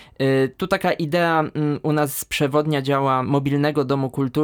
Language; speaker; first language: Polish; native; Polish